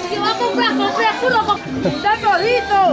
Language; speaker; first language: Spanish; native; Spanish